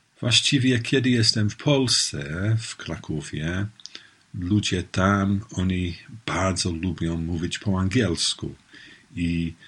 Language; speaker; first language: Polish; non-native, learner; English